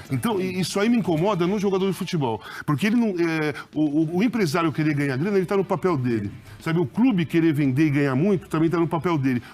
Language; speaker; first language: Portuguese; native; Portuguese